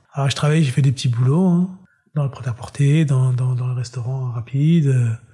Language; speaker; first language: French; early bilingual, other home language; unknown